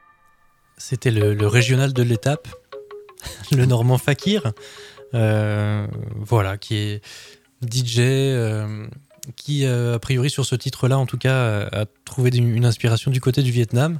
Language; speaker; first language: French; native; French